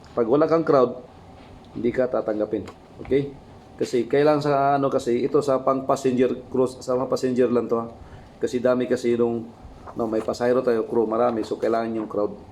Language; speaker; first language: Filipino; non-native, local second language; Cebuano